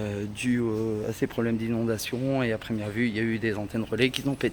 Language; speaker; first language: French; native; French